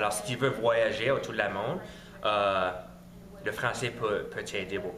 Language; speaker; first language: French; non-native, local second language; English